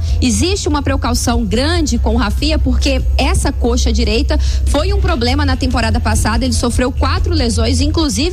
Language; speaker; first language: Portuguese; native; Portuguese